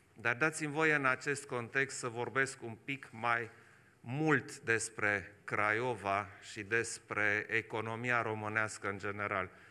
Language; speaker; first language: Romanian; non-native, local second language; German